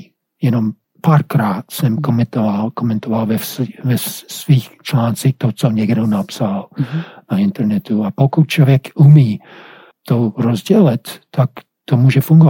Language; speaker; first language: Czech; non-native, fluent; English